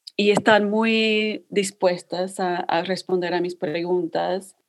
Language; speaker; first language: Spanish; non-native, fluent; English